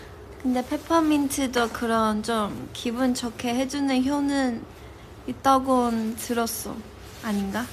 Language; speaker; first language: Korean; non-native, local second language; Chinese